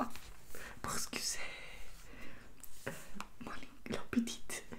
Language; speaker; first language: French; non-native, learner; Russian